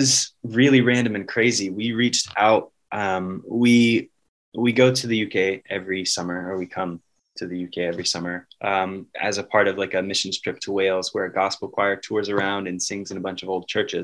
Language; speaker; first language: English; native; English